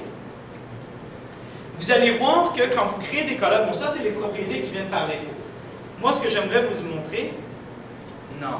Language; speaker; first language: French; native; French